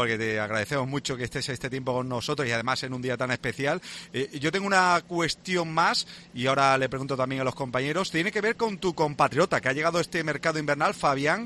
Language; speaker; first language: Spanish; native; Spanish